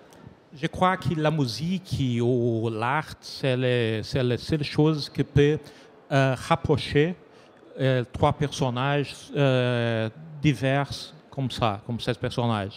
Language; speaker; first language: French; non-native, learner; Portuguese